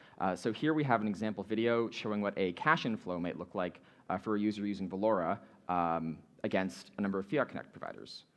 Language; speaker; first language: English; native; English